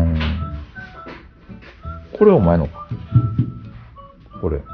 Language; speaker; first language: Japanese; native; Japanese